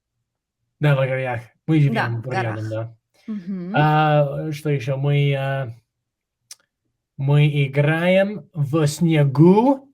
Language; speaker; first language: Russian; non-native, learner; English